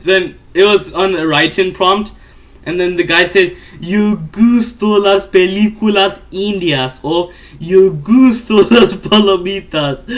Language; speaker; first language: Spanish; non-native, learner; English